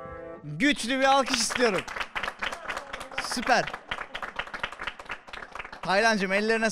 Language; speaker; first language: Turkish; native; Turkish